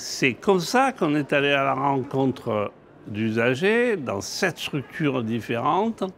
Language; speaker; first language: French; native; French